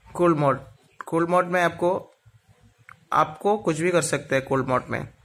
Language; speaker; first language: Hindi; non-native, local second language; Malayalam